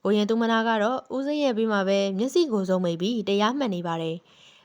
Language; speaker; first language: Burmese; native; Burmese